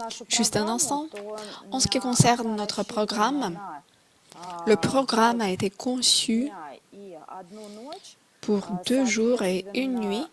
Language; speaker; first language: French; non-native, fluent; Russian